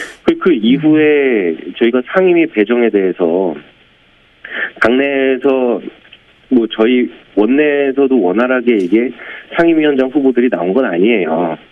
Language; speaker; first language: Korean; native; Korean